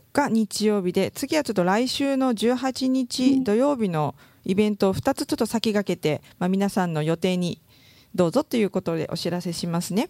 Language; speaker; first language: Japanese; native; Japanese